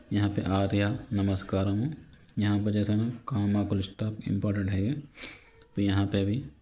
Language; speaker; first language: Hindi; non-native, local second language; Telugu